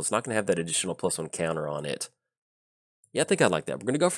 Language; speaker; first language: English; native; English